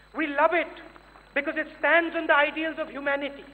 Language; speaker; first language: English; non-native, local second language; Hindi